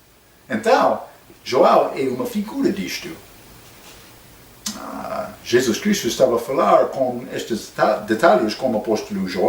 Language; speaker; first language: Portuguese; non-native, fluent; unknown